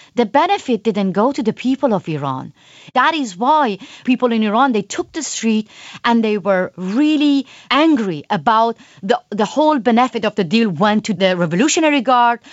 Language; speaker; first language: English; non-native, fluent; Persian